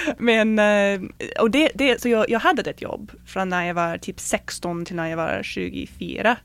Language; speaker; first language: Swedish; non-native, fluent; English